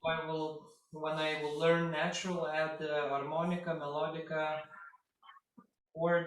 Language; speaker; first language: English; non-native, fluent; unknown